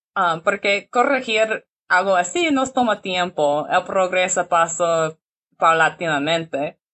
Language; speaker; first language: Spanish; non-native, learner; English